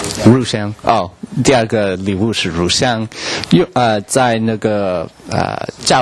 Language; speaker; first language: Chinese; non-native, learner; English